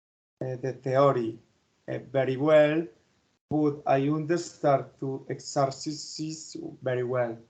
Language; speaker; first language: English; non-native, learner; Spanish